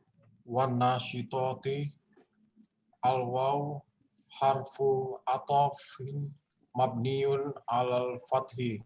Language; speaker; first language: Arabic; non-native, learner; Indonesian